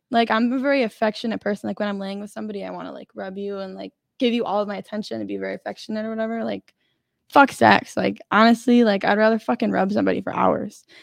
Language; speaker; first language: English; native; English